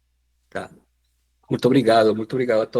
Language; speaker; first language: Portuguese; non-native, fluent; Spanish